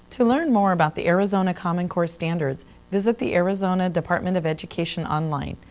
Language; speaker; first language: English; native; English